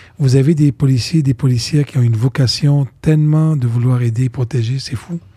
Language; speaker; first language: French; non-native, local second language; Arabic